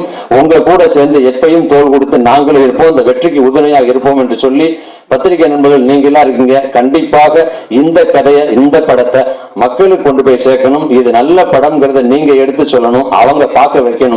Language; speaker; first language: Tamil; native; Tamil